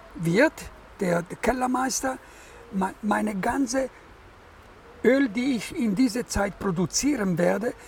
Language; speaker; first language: German; non-native, fluent; Italian